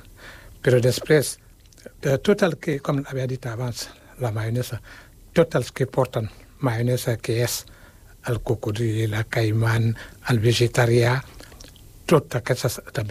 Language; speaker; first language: Catalan; non-native, fluent; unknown